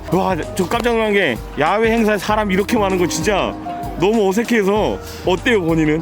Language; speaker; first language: Korean; native; Korean